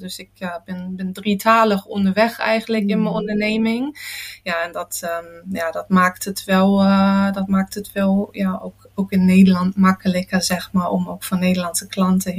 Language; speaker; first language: Dutch; non-native, fluent; German